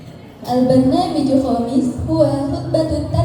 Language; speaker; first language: Arabic; non-native, learner; Indonesian